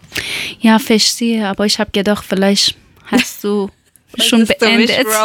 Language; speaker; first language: German; non-native, learner; Persian